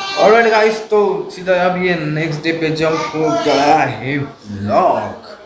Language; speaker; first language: Hindi; non-native, local second language; Marathi